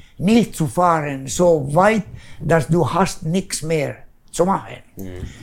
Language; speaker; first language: German; non-native, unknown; Swedish